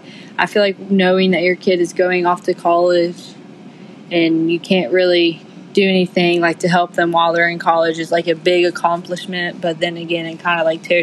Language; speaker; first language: English; native; English